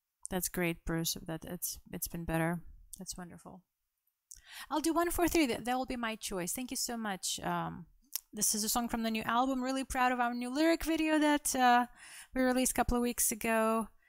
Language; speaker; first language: English; non-native, fluent; Russian